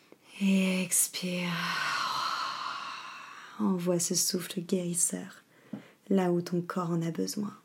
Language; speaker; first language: French; native; French